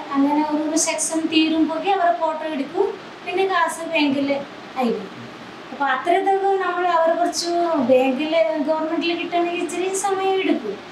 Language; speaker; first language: Malayalam; non-native, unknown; Odia